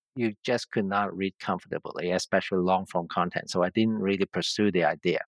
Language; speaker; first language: English; non-native, local second language; Cantonese